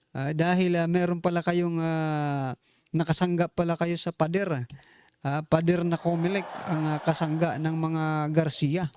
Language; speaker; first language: Filipino; non-native, local second language; Waray